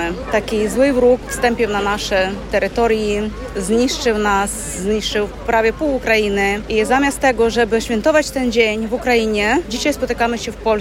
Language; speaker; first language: Polish; non-native, fluent; Ukrainian